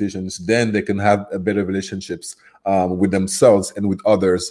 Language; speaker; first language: English; non-native, local second language; French